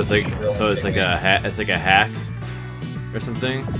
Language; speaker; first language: English; native; English